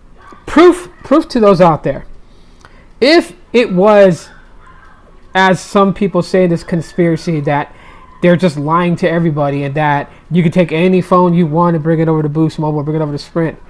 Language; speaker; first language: English; native; English